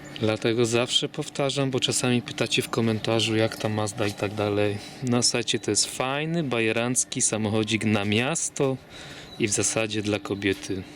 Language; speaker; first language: Polish; native; Polish